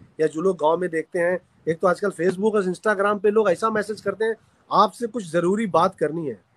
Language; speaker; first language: Hindi; native; Hindi